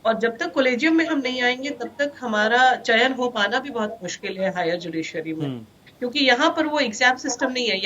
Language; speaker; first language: Hindi; native; Hindi